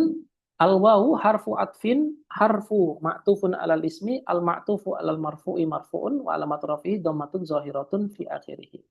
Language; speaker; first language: Arabic; non-native, fluent; Indonesian